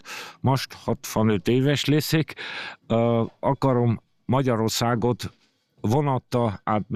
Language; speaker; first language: Hungarian; early bilingual, heritage; Hungarian